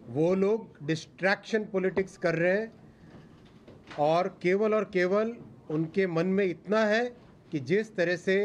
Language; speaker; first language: Hindi; native; Hindi